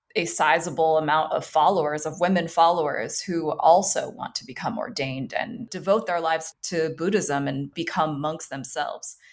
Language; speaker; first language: English; early bilingual, other home language; Chinese